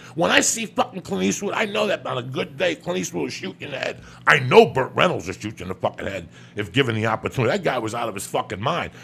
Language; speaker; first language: English; non-native, fluent; Spanish